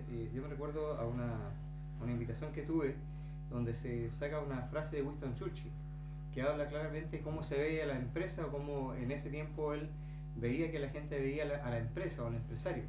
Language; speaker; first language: Spanish; native; Spanish